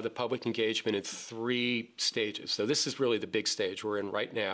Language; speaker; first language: English; native; English